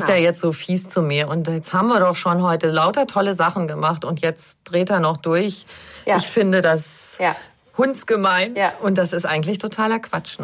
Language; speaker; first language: German; native; German